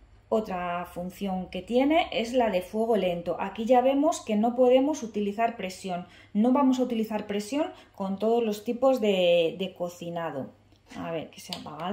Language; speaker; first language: Spanish; native; Spanish